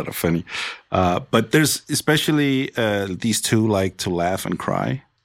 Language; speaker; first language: English; non-native, fluent; Danish